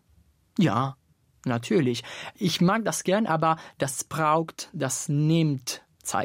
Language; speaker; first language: German; non-native, learner; Italian